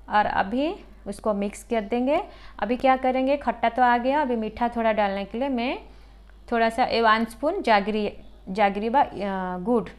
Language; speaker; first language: Hindi; non-native, local second language; Odia